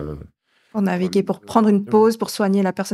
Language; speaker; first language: French; native; French